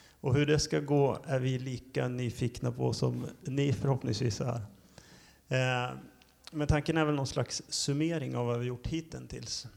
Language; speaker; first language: Swedish; native; Swedish